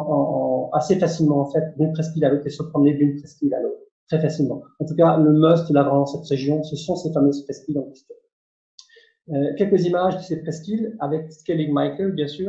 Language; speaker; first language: French; native; French